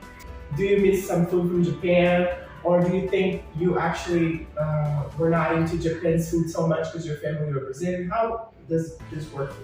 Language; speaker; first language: English; non-native, fluent; Portuguese